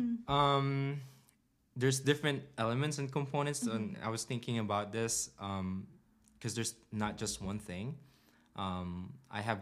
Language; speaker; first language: English; non-native, local second language; Filipino